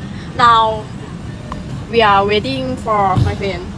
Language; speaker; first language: English; non-native, learner; Thai